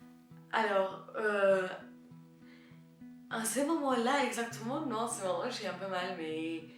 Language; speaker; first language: French; non-native, fluent; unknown